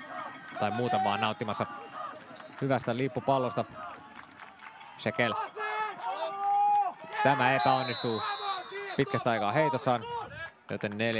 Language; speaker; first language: Finnish; native; Finnish